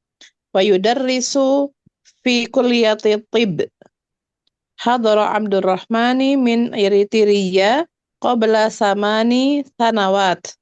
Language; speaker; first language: Arabic; non-native, learner; Indonesian